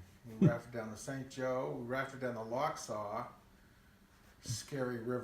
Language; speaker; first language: English; native; English